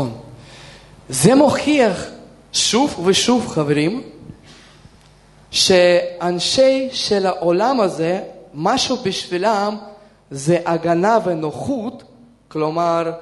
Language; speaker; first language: Hebrew; non-native, fluent; Russian